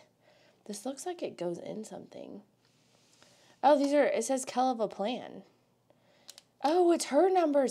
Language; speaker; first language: English; native; English